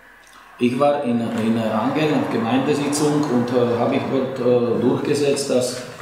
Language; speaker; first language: German; non-native, learner; Slovak